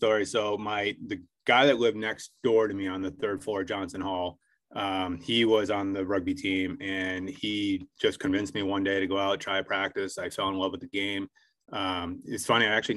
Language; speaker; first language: English; native; English